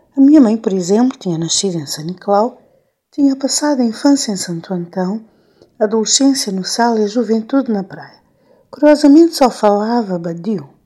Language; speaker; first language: Portuguese; non-native, local second language; Kabuverdianu